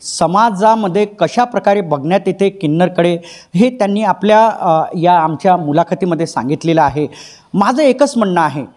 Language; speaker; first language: Marathi; native; Marathi